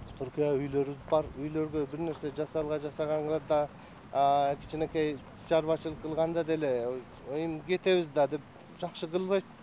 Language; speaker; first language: Kyrgyz; early bilingual, heritage; Kyrgyz